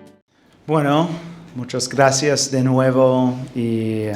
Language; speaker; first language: Spanish; non-native, fluent; English